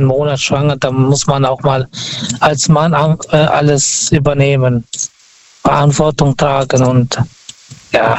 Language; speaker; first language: German; non-native, fluent; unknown